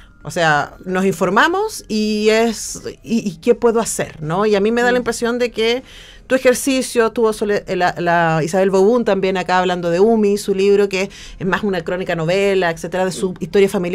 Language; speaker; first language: Spanish; native; Spanish